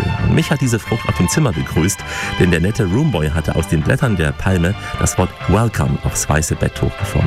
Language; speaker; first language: German; native; German